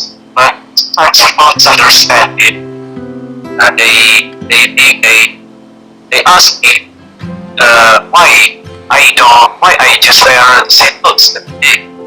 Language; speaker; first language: English; non-native, learner; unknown